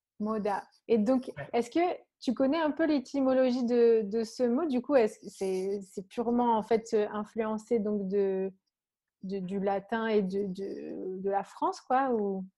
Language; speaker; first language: French; native; French